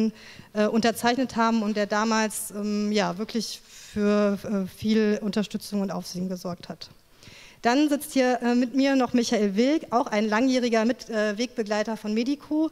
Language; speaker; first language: German; native; German